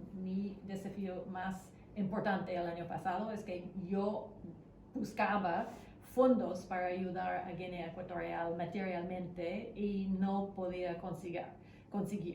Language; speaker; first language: Spanish; non-native, fluent; English